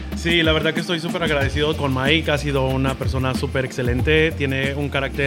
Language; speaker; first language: Spanish; native; Spanish